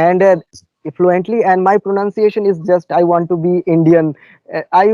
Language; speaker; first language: English; non-native, fluent; Bangla